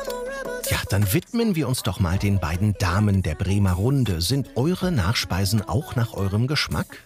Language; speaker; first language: German; native; German